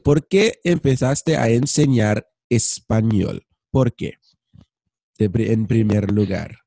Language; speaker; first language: Spanish; non-native, fluent; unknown